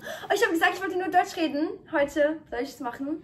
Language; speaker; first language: German; non-native, learner; French